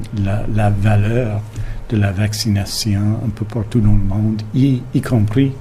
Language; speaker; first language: French; non-native, fluent; English